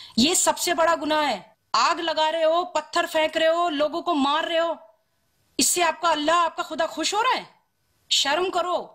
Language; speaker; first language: Hindi; native; Hindi